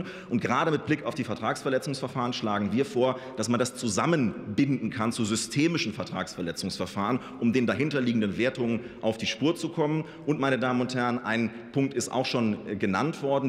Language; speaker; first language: German; native; German